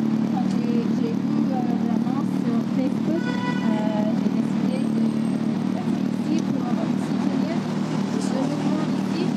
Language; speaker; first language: French; non-native, learner; English